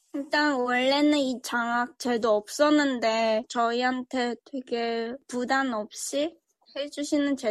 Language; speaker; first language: Korean; early bilingual, other home language; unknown